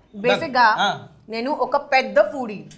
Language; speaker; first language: Telugu; non-native, local second language; Hindi